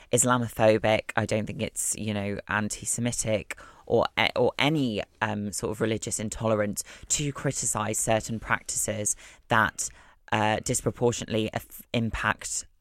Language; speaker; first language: English; native; English